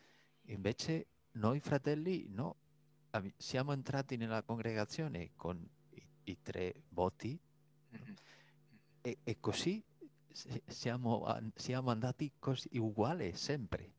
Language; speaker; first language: Italian; non-native, fluent; Spanish